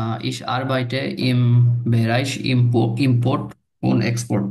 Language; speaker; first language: German; non-native, learner; Bangla